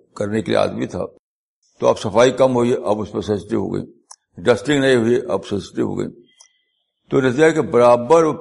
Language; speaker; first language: Urdu; native; Urdu